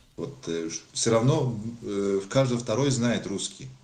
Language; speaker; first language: Russian; non-native, local second language; Tajik